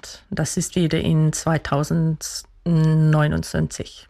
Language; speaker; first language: German; non-native, fluent; Dutch